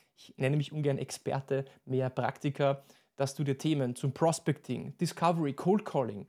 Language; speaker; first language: German; native; German